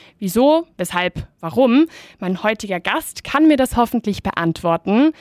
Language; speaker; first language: German; native; German